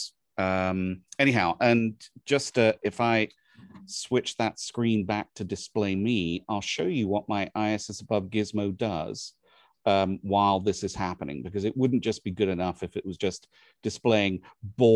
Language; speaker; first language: English; native; English